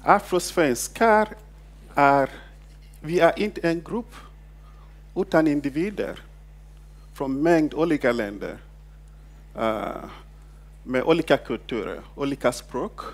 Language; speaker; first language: Swedish; non-native, fluent; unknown